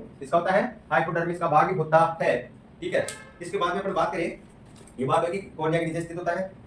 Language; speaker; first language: Hindi; native; Hindi